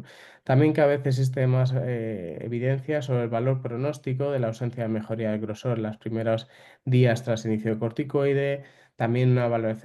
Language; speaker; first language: Spanish; native; Spanish